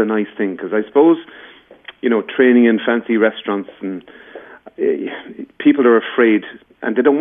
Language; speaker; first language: English; native; English